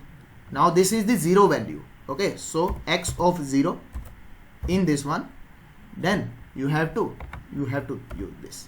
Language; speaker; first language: English; non-native, local second language; Hindi